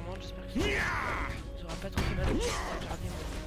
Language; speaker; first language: French; native; French